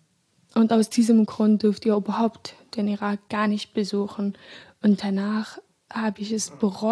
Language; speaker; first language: German; non-native, fluent; Arabic